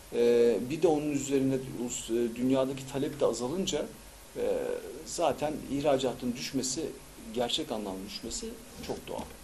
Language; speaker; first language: Turkish; early bilingual, heritage; Turkish